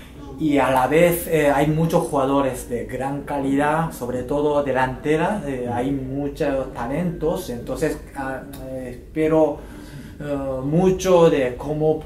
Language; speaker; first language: Spanish; non-native, fluent; Japanese